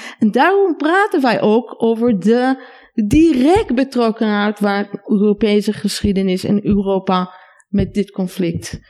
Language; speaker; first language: Dutch; non-native, fluent; Hebrew